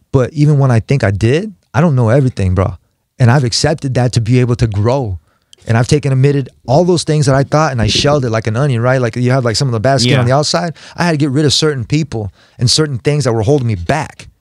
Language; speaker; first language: English; native; English